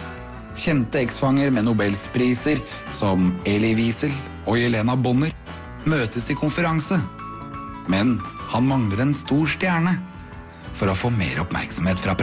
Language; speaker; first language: Norwegian; native; Norwegian